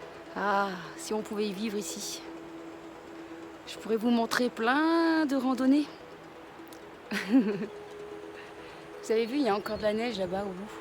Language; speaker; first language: French; native; French